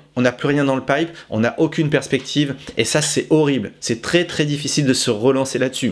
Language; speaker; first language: French; native; French